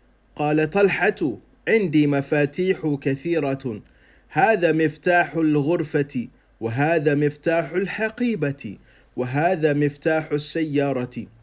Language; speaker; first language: Arabic; non-native, fluent; English